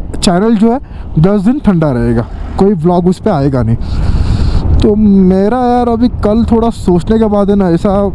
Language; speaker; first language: Hindi; non-native, local second language; Marathi